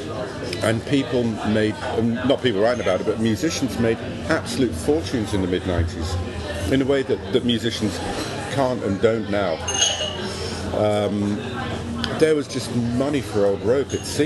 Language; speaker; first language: English; native; English